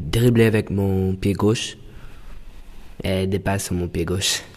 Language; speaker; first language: French; non-native, learner; English